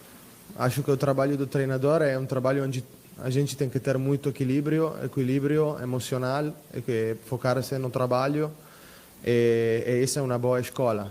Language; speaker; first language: Portuguese; non-native, fluent; Italian